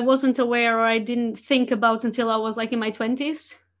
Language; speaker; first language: English; non-native, fluent; Portuguese